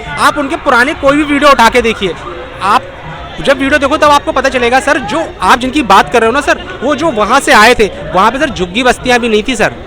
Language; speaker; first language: Hindi; native; Hindi